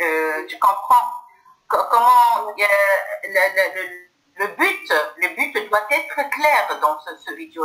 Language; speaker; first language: French; non-native, local second language; Arabic